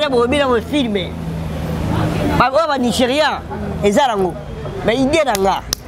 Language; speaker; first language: French; non-native, local second language; Lingala